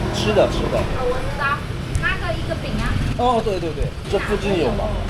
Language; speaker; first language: Chinese; non-native, learner; Vietnamese